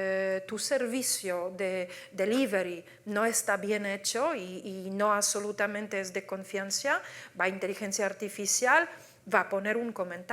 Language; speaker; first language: Spanish; non-native, fluent; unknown